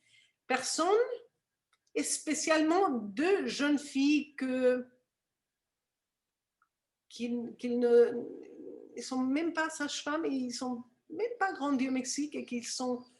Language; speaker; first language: French; non-native, fluent; Spanish